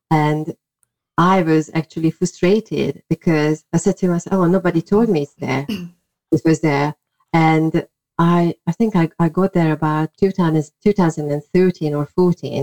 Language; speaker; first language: English; non-native, fluent; Hungarian